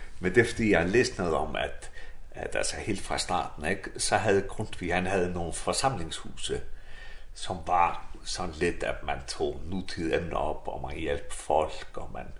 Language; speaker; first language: Danish; non-native, local second language; Faroese